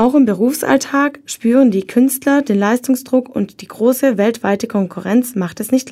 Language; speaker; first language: German; native; German